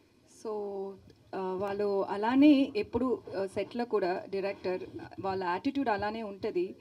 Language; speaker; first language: Telugu; non-native, learner; Tamil